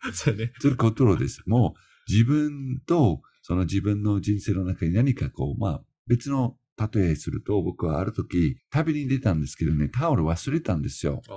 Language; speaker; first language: Japanese; non-native, fluent; English